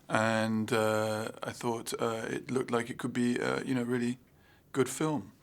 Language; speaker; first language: English; native; English